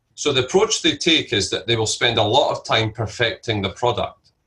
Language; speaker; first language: English; native; English